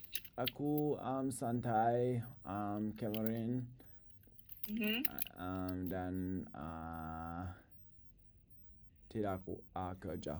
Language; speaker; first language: Indonesian; non-native, learner; English